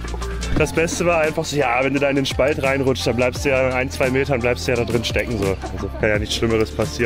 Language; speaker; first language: German; native; German